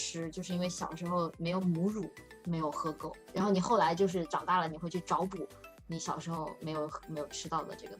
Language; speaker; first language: Chinese; native; Chinese